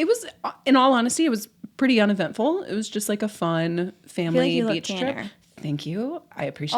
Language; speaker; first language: English; native; English